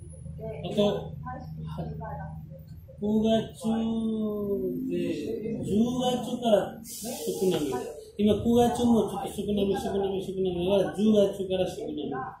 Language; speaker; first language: Japanese; non-native, learner; Nepali